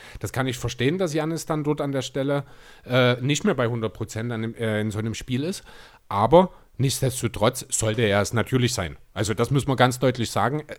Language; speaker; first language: German; native; German